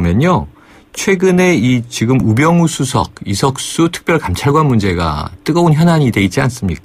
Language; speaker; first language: Korean; native; Korean